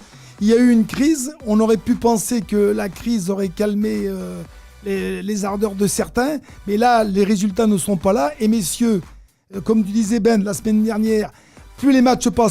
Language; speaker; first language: French; native; French